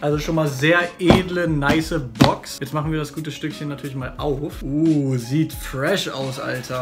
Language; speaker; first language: German; native; German